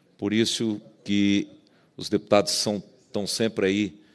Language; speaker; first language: Portuguese; native; Portuguese